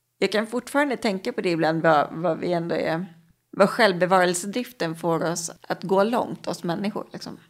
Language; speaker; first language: Swedish; native; Swedish